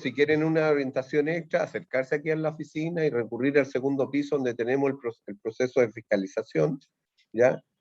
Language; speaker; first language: Spanish; native; Spanish